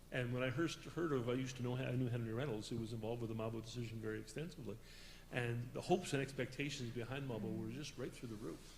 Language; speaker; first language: English; native; English